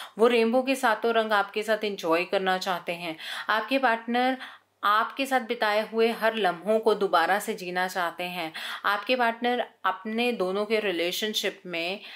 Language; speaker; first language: Hindi; native; Hindi